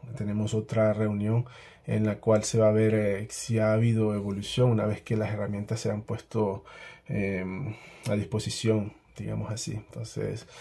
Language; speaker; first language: Spanish; native; Spanish